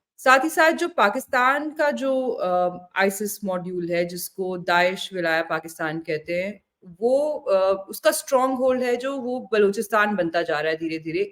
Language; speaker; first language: Hindi; native; Hindi